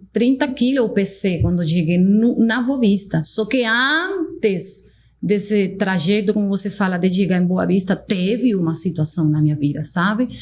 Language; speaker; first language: Portuguese; non-native, fluent; Spanish